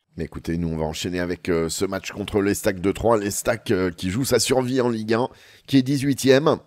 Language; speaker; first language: French; native; French